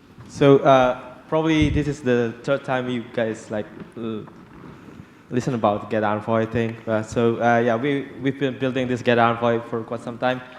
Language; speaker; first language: English; non-native, fluent; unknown